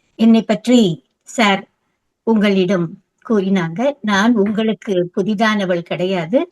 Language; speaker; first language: Tamil; non-native, local second language; Telugu